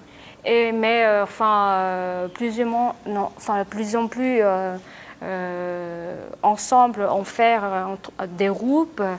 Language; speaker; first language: French; non-native, learner; Vietnamese